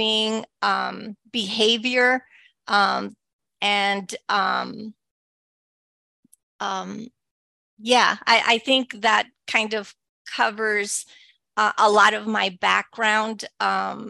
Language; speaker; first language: English; early bilingual, other home language; Spanish